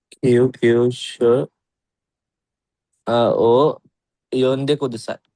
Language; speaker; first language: Japanese; non-native, learner; Sinhala